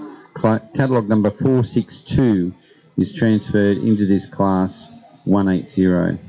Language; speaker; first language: English; native; English